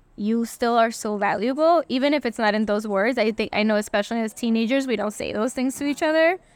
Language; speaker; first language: English; early bilingual, other home language; Spanish